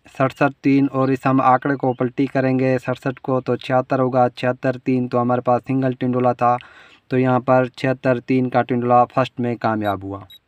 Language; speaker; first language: Urdu; non-native, local second language; Punjabi